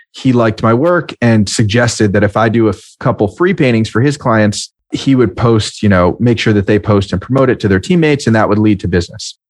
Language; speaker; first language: English; native; English